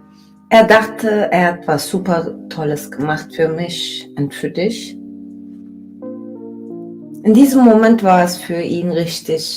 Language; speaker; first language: German; early bilingual, other home language; Turkish